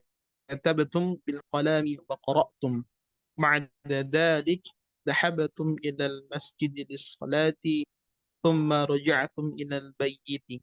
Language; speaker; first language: Arabic; non-native, learner; Indonesian